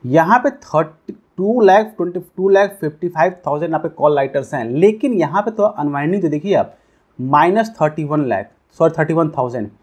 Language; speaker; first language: Hindi; native; Hindi